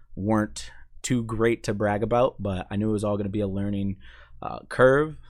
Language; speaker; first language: English; native; English